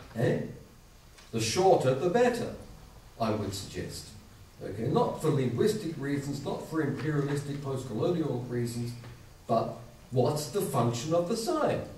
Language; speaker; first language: English; native; English